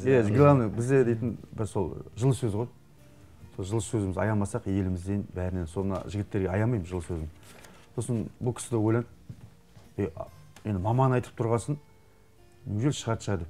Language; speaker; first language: Kazakh; native; Kazakh